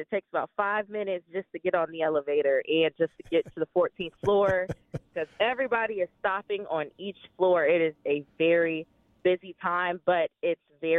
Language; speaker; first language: English; native; English